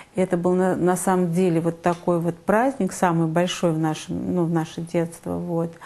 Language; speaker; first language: Russian; native; Russian